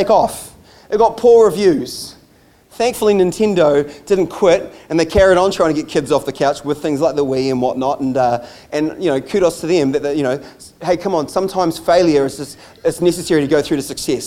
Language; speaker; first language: English; native; English